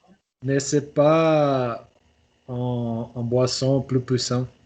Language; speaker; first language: French; non-native, learner; Portuguese